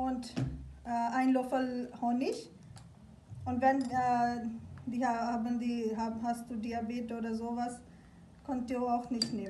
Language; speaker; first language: German; non-native, learner; Urdu